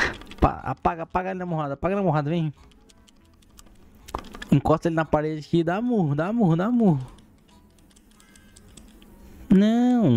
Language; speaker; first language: Portuguese; native; Portuguese